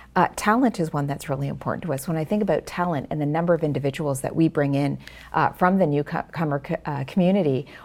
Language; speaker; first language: English; native; English